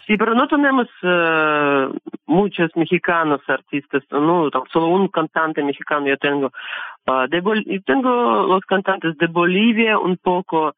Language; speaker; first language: Spanish; non-native, learner; Russian